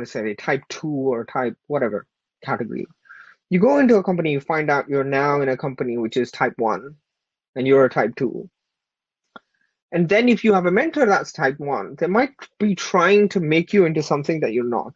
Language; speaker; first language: English; non-native, local second language; Urdu